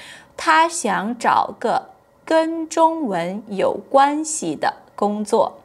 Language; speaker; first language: Chinese; non-native, fluent; Portuguese